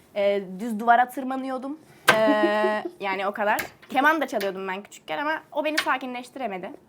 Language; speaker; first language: Turkish; early bilingual, other home language; Finnish